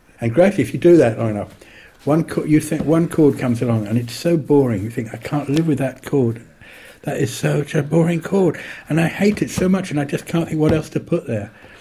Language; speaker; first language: English; native; English